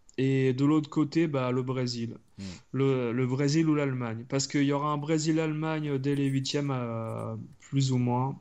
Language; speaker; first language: French; native; French